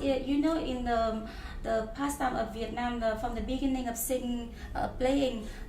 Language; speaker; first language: English; non-native, learner; Vietnamese